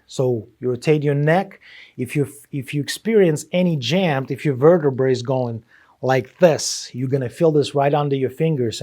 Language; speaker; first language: English; non-native, fluent; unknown